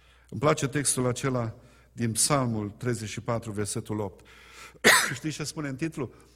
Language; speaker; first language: Romanian; native; Romanian